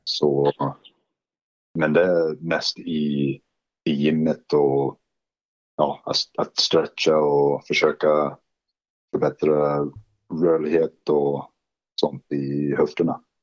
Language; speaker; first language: Swedish; non-native, fluent; English